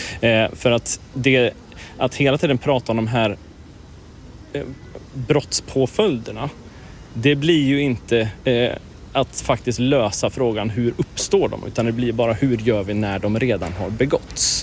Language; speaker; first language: Swedish; native; Swedish